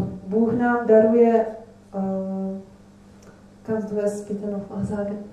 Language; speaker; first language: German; non-native, fluent; Czech